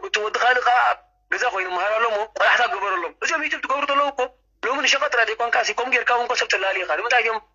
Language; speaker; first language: Tigrinya; non-native, local second language; Afar